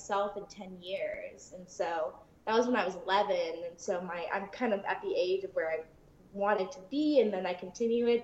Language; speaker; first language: English; native; English